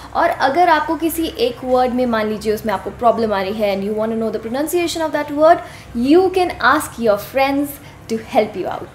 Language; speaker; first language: Hindi; native; Hindi